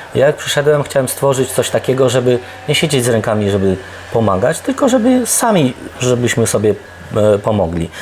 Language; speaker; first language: Polish; early bilingual, heritage; Polish